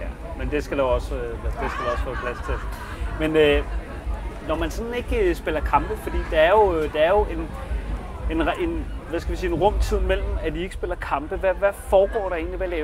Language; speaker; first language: Danish; native; Danish